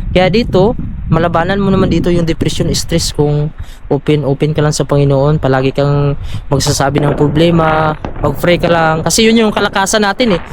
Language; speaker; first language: Filipino; non-native, local second language; Cebuano